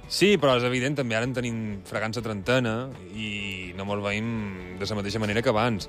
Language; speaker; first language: Catalan; native; Catalan